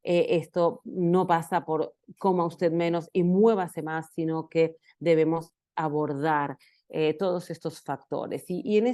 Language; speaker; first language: Spanish; native; Spanish